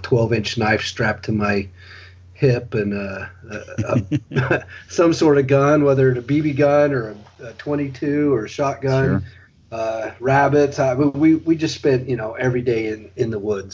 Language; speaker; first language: English; native; English